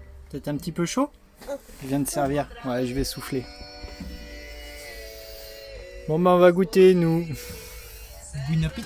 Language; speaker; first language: French; native; French